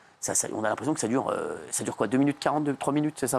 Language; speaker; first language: French; native; French